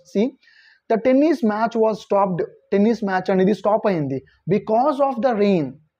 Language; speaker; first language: English; non-native, local second language; Telugu